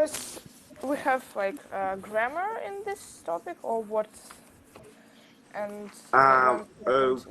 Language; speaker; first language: English; non-native, learner; Russian